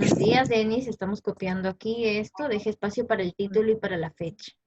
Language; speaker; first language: Spanish; native; Spanish